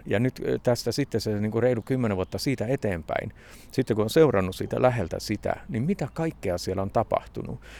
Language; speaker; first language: Finnish; native; Finnish